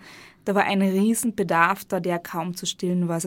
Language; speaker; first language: German; native; German